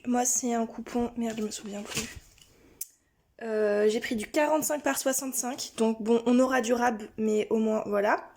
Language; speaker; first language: French; native; French